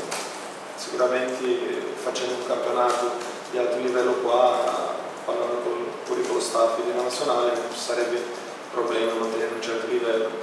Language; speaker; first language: Italian; non-native, fluent; Portuguese